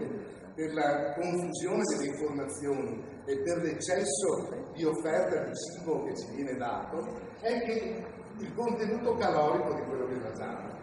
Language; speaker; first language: Italian; native; Italian